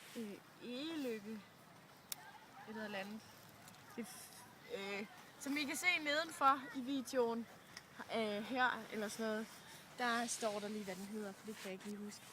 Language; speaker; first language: Danish; native; Danish